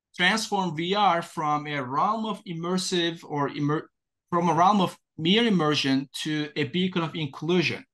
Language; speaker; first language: English; non-native, fluent; Turkish